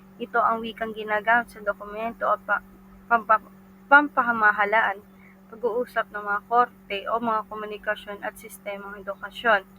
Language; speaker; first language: Filipino; non-native, local second language; Cebuano